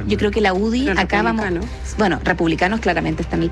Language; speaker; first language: Spanish; native; Spanish